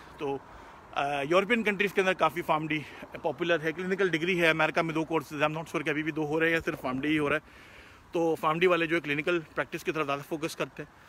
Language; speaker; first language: Urdu; native; Urdu